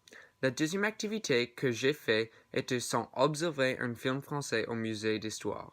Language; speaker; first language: French; non-native, learner; English